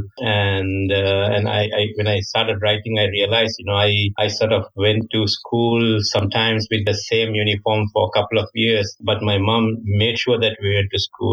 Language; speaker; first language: English; non-native, local second language; Tamil